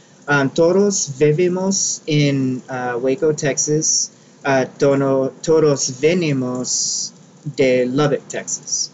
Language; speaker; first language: Spanish; non-native, learner; English